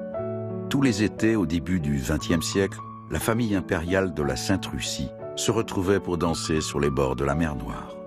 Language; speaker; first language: French; native; French